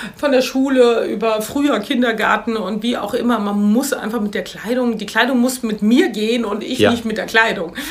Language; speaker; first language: German; native; German